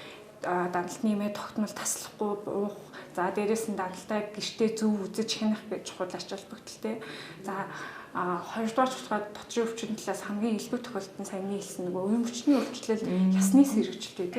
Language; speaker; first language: Mongolian; native; Mongolian